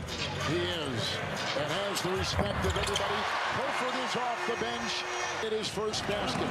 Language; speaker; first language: English; native; English